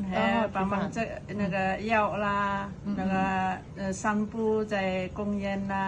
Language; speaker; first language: Cantonese; non-native, learner; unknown